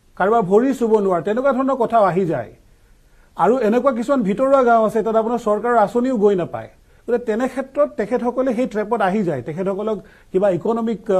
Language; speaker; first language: Assamese; non-native, local second language; Mising